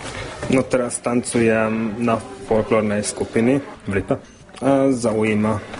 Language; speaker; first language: Slovak; non-native, learner; Hungarian